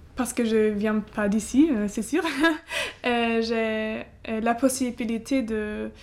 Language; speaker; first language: French; non-native, fluent; German